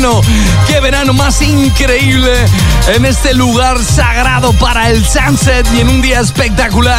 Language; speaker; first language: Spanish; native; Spanish